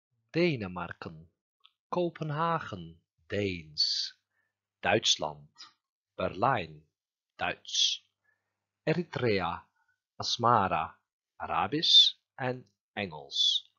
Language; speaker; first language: Dutch; non-native, fluent; Turkish